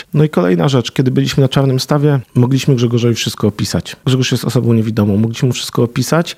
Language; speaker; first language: Polish; native; Polish